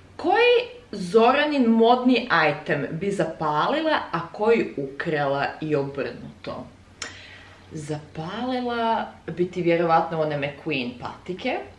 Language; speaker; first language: Serbian; early bilingual, heritage; Serbian